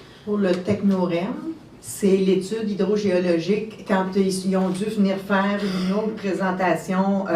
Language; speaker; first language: French; native; French